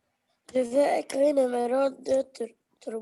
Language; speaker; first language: French; non-native, learner; Arabic